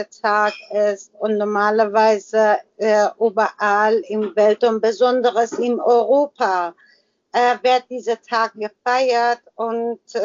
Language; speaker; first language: German; non-native, learner; Persian